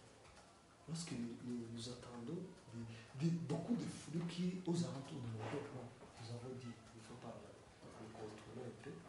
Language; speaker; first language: French; non-native, learner; Kinyarwanda